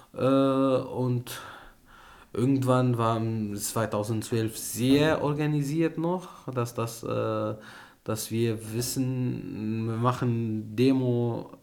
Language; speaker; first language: German; non-native, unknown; Arabic